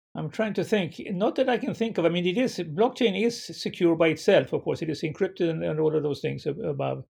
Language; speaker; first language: English; non-native, fluent; Swedish